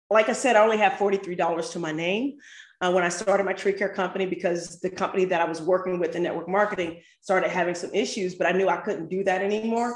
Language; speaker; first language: English; native; English